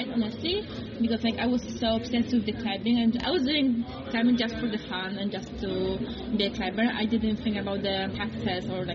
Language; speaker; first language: English; non-native, fluent; Polish